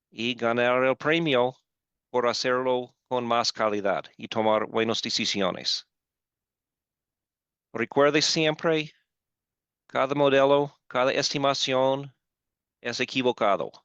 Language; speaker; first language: Spanish; non-native, fluent; English